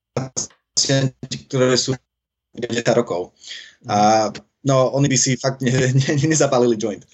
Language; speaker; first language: Slovak; early bilingual, heritage; Dutch